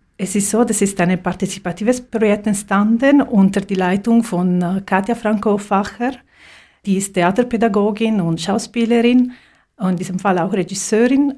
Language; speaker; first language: German; non-native, fluent; Italian